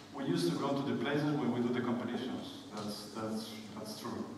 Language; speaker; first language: English; non-native, fluent; Spanish